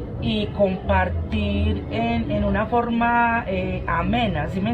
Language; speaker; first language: Spanish; native; Spanish